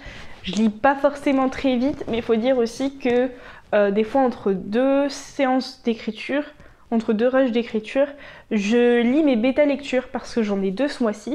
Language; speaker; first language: French; native; French